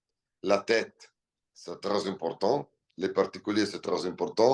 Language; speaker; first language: French; non-native, learner; Italian